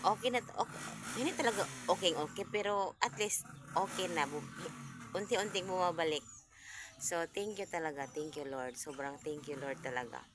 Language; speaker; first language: Filipino; non-native, local second language; Cebuano